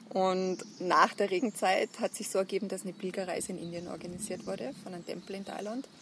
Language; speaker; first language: German; native; German